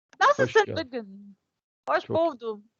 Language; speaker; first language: Turkish; non-native, learner; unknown